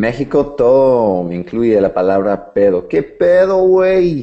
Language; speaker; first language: Spanish; non-native, learner; English